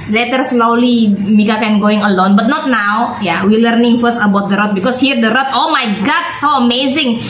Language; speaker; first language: English; non-native, learner; Indonesian